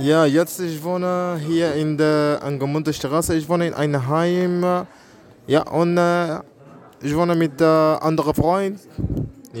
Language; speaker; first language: German; non-native, learner; Arabic